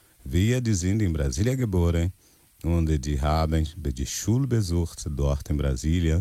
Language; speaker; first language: German; non-native, learner; Portuguese